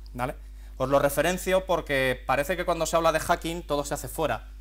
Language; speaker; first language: Spanish; native; Spanish